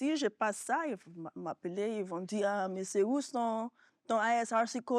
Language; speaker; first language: French; non-native, fluent; Yoruba